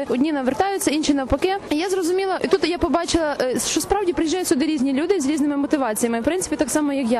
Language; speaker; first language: Ukrainian; native; Ukrainian